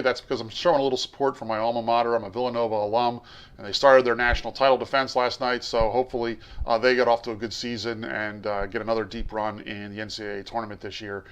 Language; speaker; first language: English; native; English